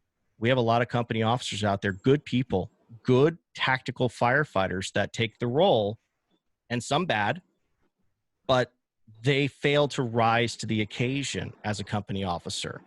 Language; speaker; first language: English; native; English